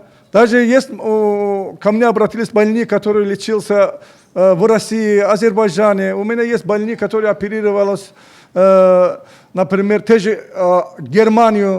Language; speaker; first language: Russian; native; Russian